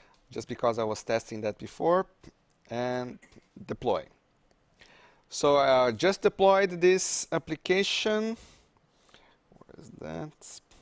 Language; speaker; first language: English; non-native, fluent; Portuguese